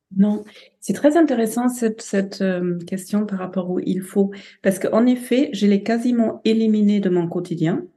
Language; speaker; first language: French; non-native, fluent; German